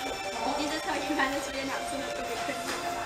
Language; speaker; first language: Chinese; native; Chinese